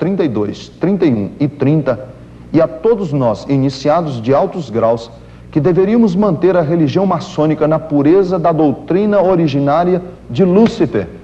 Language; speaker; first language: Portuguese; native; Portuguese